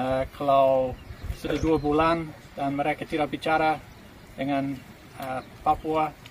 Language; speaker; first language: Indonesian; non-native, learner; English